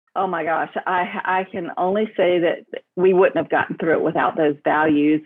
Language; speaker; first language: English; native; English